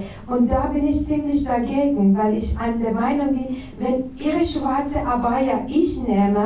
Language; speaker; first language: German; non-native, fluent; Persian